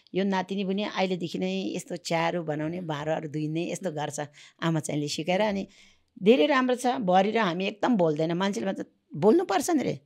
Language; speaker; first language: Nepali; non-native, local second language; Sherpa